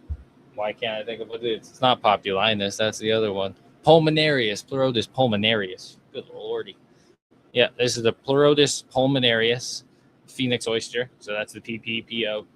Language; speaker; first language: English; native; English